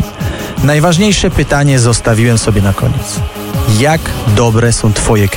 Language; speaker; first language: Polish; native; Polish